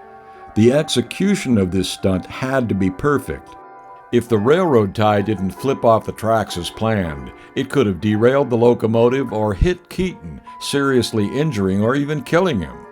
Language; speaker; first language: English; native; English